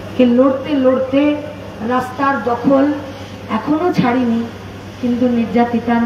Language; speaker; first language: Hindi; non-native, local second language; Bangla